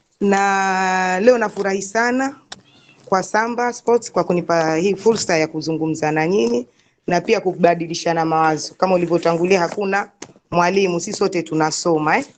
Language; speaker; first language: Swahili; native; Swahili